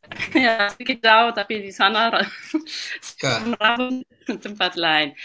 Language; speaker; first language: Indonesian; non-native, learner; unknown